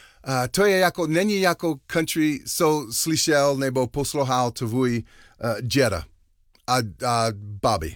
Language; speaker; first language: Czech; non-native, learner; English